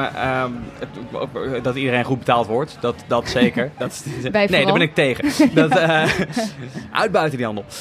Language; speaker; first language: Dutch; native; Dutch